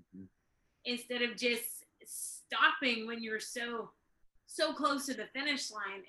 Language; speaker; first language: English; early bilingual, other home language; Swedish